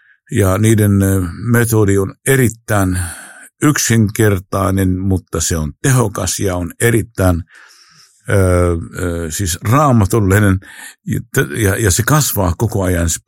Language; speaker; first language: Finnish; non-native, fluent; Arabic